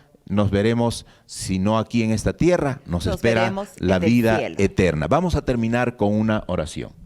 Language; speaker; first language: Spanish; native; Spanish